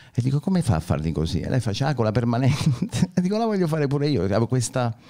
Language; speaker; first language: Italian; native; Italian